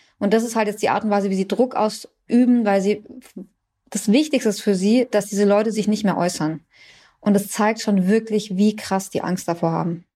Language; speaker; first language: German; early bilingual, other home language; Persian